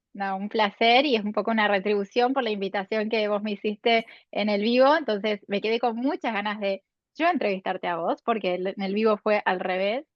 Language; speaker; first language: Spanish; native; Spanish